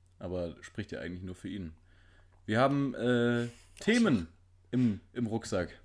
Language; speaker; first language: German; native; German